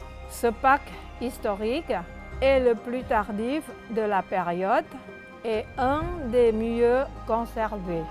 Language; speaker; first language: French; non-native, fluent; Thai